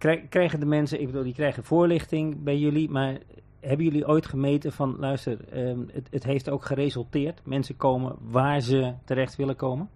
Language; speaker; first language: Dutch; native; Dutch